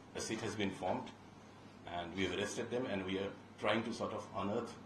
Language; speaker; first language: English; non-native, local second language; Bangla